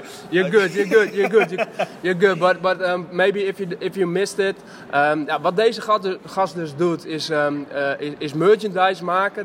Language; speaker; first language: English; non-native, fluent; Dutch